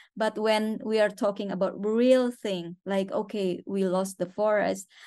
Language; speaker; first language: English; non-native, fluent; Indonesian